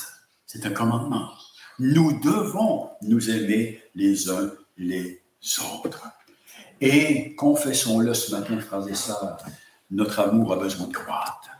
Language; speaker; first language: French; native; French